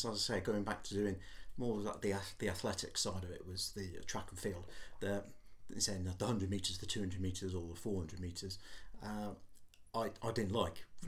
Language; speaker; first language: English; native; English